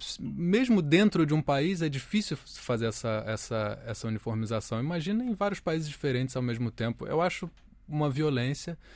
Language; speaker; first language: Portuguese; native; Portuguese